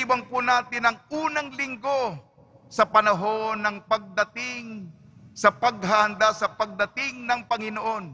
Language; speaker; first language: Filipino; native; Filipino